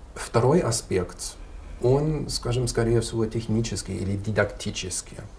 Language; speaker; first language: Russian; non-native, fluent; German